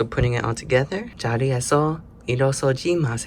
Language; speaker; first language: Korean; non-native, learner; English